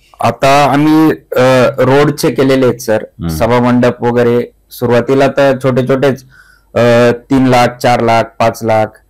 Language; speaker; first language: Marathi; native; Marathi